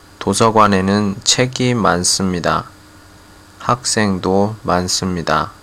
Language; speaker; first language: Korean; non-native, fluent; Chinese